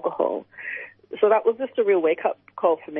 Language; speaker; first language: English; native; English